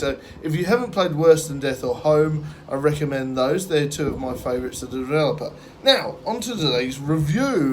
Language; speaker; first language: English; native; English